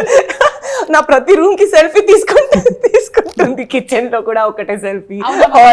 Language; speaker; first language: Telugu; non-native, learner; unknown